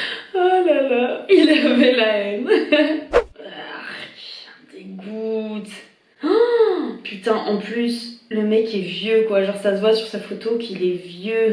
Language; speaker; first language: French; native; French